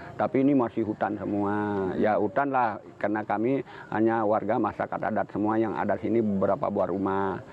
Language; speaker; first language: Indonesian; native; Indonesian